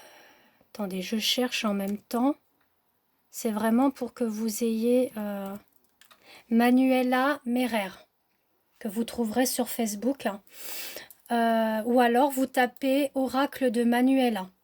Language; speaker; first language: French; native; French